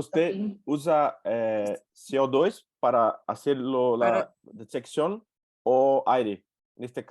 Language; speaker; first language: Spanish; non-native, learner; Portuguese